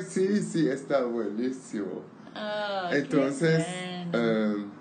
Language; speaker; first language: Spanish; non-native, learner; Armenian